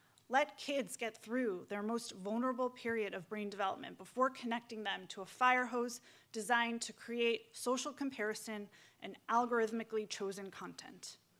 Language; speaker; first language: English; native; English